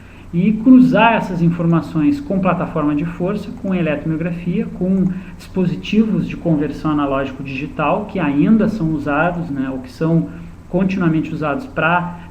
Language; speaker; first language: Portuguese; native; Portuguese